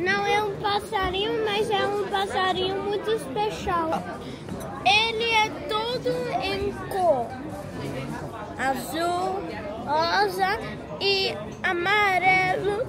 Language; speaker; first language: Portuguese; early bilingual, heritage; Portuguese